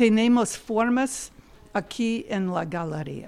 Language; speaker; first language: Spanish; non-native, learner; English